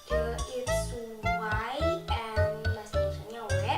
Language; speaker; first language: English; non-native, learner; Indonesian